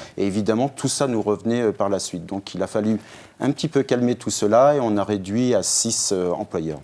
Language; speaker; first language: French; native; French